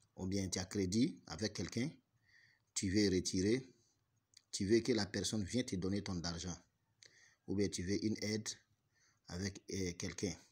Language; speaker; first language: French; non-native, local second language; Bambara